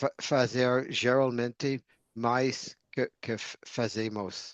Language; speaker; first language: Portuguese; non-native, fluent; English